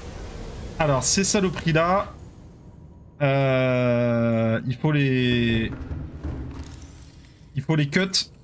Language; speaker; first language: French; native; French